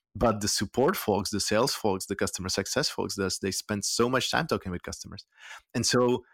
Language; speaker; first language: English; non-native, fluent; Czech